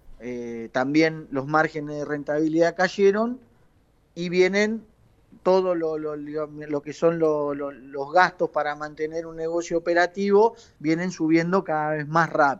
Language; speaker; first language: Spanish; native; Spanish